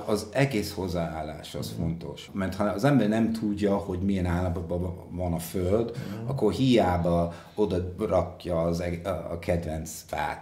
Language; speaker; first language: Hungarian; non-native, fluent; English